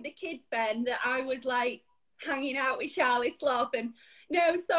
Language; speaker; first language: English; native; English